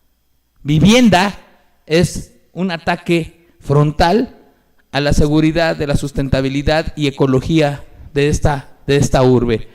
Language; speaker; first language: Spanish; native; Spanish